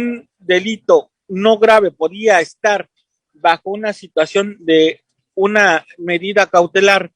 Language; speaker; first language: Spanish; native; Spanish